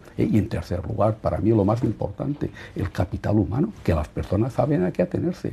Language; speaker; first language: Spanish; native; Spanish